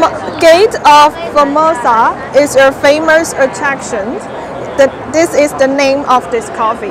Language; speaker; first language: English; non-native, fluent; Chinese